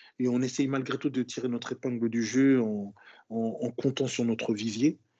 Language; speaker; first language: French; native; French